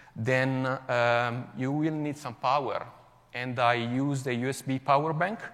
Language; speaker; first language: English; non-native, fluent; Italian